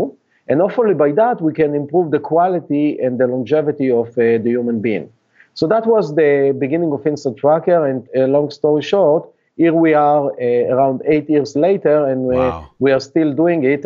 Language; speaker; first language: English; non-native, fluent; Hebrew